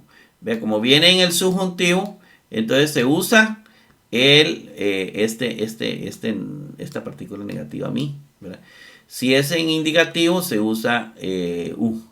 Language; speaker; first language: Spanish; native; Spanish